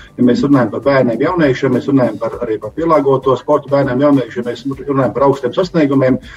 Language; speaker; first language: Latvian; non-native, fluent; Hungarian